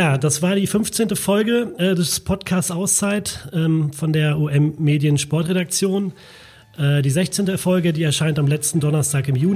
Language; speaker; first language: German; native; German